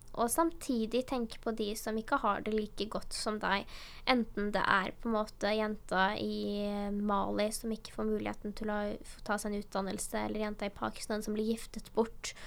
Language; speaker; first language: Norwegian; early bilingual, other home language; Urdu